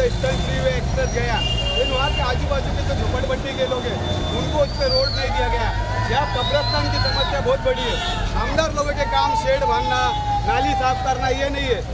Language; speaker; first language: Hindi; native; Hindi